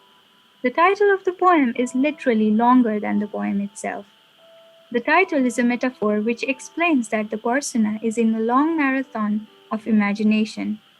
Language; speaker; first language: English; non-native, local second language; Nepali